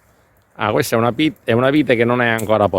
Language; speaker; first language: Italian; native; Italian